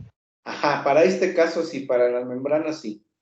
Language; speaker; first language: Spanish; native; Spanish